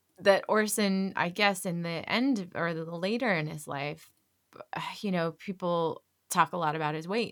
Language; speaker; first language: English; native; English